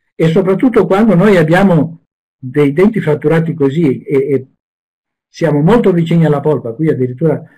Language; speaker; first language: Italian; non-native, fluent; Greek